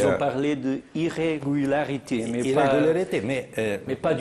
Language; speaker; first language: French; non-native, fluent; Portuguese